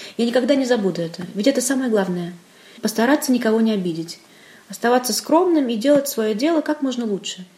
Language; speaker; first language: Russian; non-native, local second language; Romanian